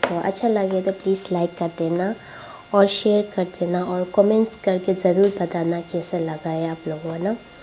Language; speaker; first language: Hindi; non-native, local second language; Tibetan